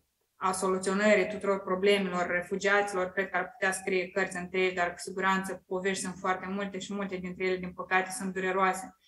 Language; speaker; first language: Romanian; native; Romanian